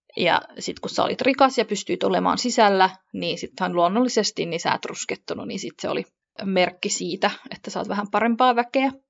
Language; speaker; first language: Finnish; early bilingual, other home language; Kurdish